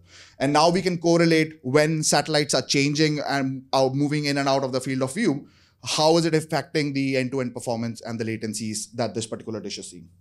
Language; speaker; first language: English; non-native, fluent; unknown